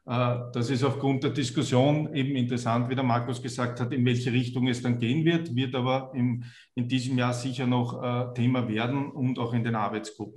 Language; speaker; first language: German; native; German